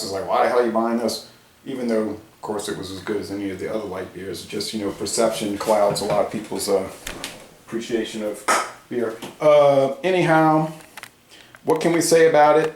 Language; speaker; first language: English; native; English